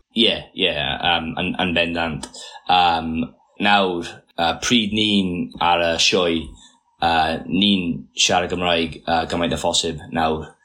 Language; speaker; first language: Welsh; non-native, local second language; English